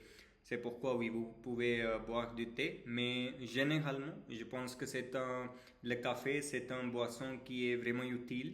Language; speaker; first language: French; non-native, learner; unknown